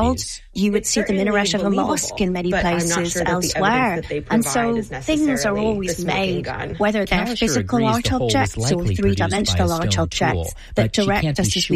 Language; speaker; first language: English; native; English